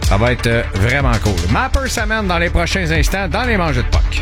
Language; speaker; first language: French; native; French